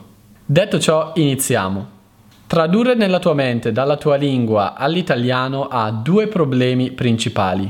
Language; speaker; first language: Italian; native; Italian